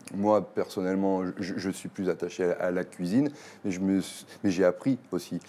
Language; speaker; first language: French; native; French